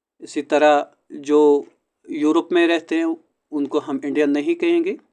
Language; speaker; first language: Urdu; non-native, local second language; Kashmiri